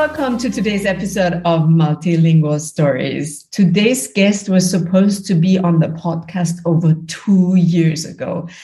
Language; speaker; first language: English; non-native, fluent; German